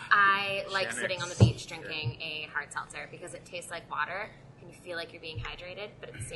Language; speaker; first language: English; native; English